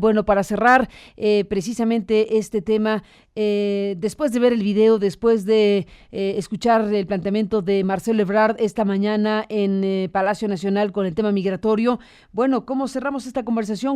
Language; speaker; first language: Spanish; native; Spanish